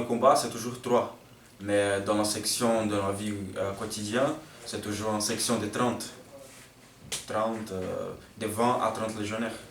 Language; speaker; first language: French; non-native, fluent; Portuguese